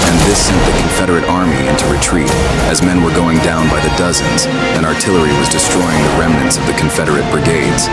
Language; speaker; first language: English; native; English